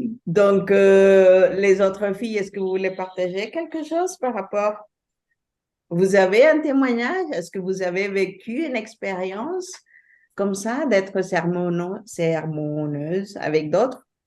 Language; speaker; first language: French; non-native, fluent; Spanish